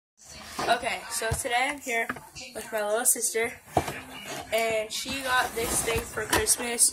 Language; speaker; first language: English; native; English